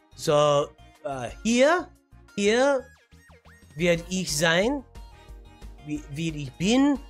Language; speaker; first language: German; non-native, learner; English